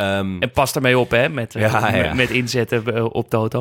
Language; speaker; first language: Dutch; native; Dutch